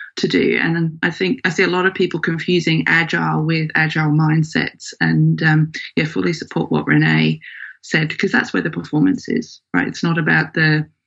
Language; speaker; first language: English; native; English